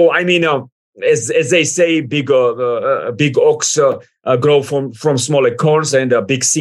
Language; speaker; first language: English; non-native, fluent; Georgian